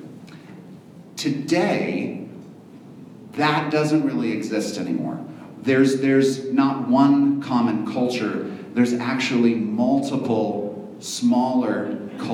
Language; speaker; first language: English; native; English